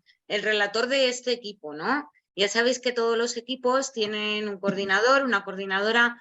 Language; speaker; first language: Spanish; native; Spanish